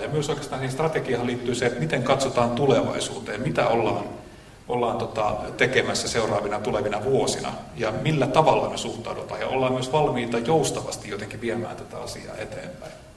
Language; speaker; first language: Finnish; native; Finnish